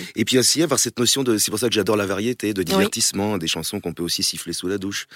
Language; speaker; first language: French; native; French